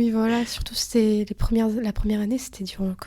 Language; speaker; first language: French; early bilingual, other home language; Lithuanian